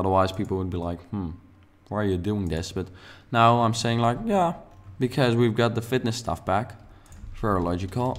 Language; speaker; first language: English; non-native, fluent; Dutch